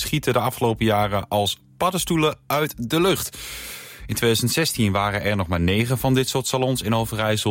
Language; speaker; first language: Dutch; native; Dutch